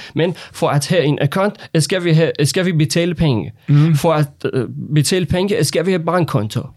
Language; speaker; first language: Danish; non-native, fluent; Persian